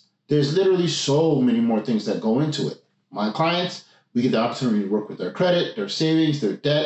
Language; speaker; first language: English; native; English